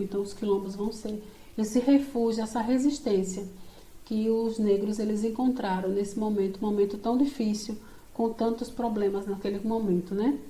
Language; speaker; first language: Portuguese; native; Portuguese